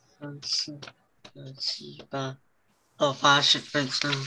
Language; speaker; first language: Chinese; early bilingual, heritage; Chinese